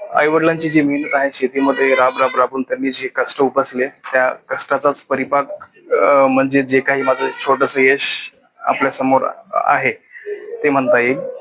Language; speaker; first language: Marathi; native; Marathi